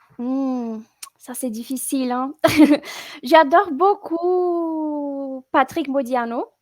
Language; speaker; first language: French; non-native, fluent; Portuguese